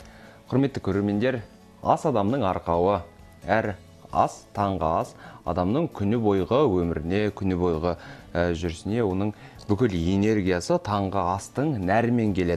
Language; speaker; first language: Kazakh; native; Kazakh